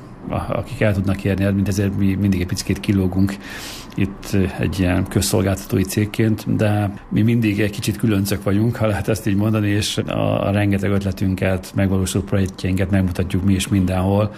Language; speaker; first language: Hungarian; native; Hungarian